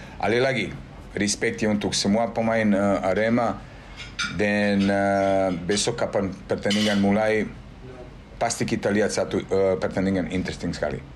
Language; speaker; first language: Indonesian; non-native, fluent; Serbian